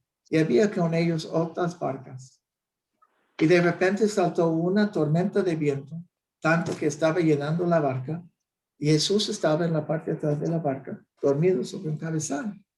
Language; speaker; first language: Spanish; non-native, fluent; English